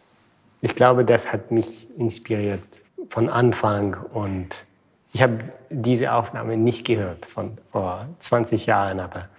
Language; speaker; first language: German; non-native, fluent; French